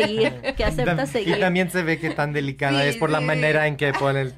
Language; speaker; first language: Spanish; non-native, fluent; English